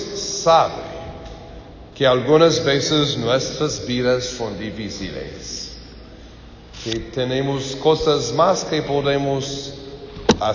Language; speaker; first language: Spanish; non-native, learner; English